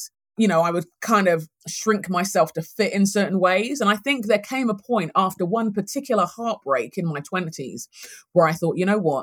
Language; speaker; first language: English; native; English